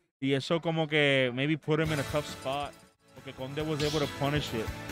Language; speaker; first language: English; non-native, local second language; Spanish